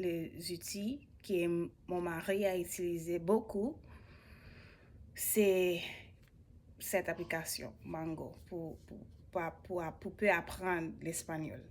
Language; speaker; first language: French; non-native, learner; English